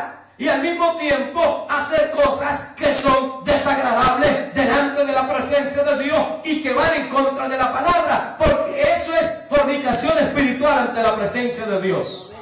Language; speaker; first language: Spanish; native; Spanish